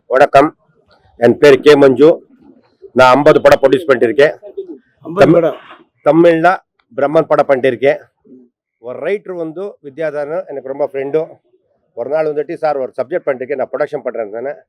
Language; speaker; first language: Tamil; non-native, learner; Kannada